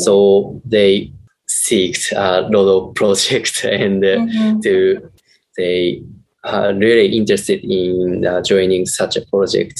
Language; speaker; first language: English; non-native, learner; Japanese